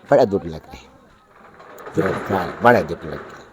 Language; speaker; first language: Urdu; early bilingual, other home language; Pashto